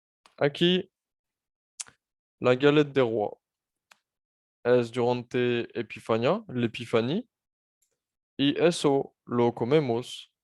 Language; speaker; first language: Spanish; non-native, fluent; French